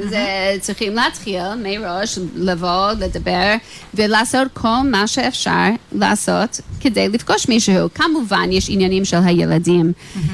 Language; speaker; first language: Hebrew; non-native, fluent; English